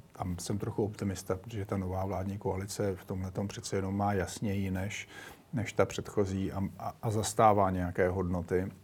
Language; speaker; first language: Czech; native; Czech